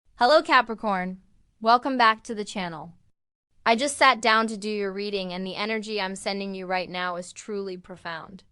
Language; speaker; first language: English; native; English